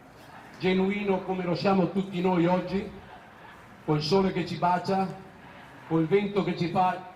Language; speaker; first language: Italian; native; Italian